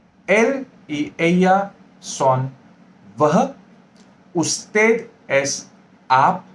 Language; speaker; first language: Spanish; non-native, fluent; Hindi